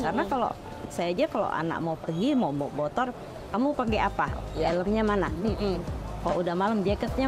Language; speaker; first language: Indonesian; native; Indonesian